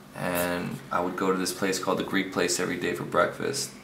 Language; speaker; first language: English; native; English